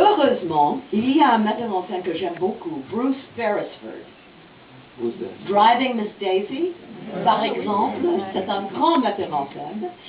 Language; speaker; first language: French; non-native, fluent; English